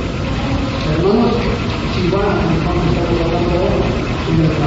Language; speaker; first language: Spanish; non-native, fluent; English